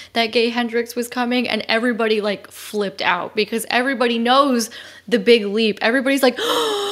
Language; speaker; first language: English; native; English